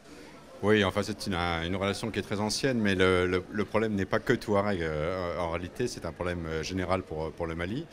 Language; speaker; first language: French; native; French